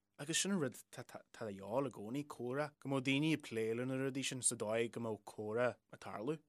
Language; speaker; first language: Irish; native; Irish